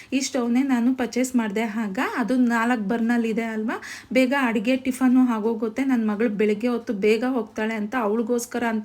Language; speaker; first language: Kannada; native; Kannada